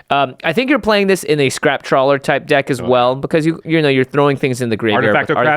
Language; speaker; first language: English; native; English